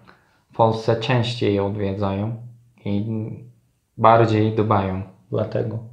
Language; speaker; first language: Polish; non-native, learner; Turkish